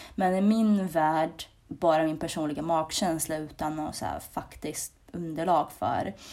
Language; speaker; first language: Swedish; early bilingual, other home language; Hungarian